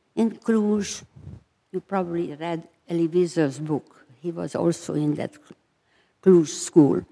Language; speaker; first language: English; non-native, fluent; Hungarian